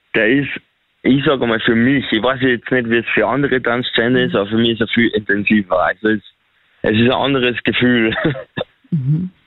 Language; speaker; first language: German; native; German